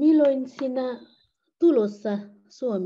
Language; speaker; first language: Finnish; non-native, learner; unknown